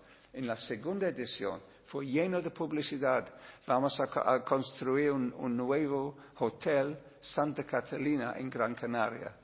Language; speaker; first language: Spanish; non-native, learner; English